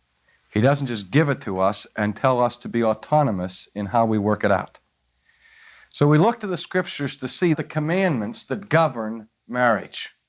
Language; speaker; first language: English; native; English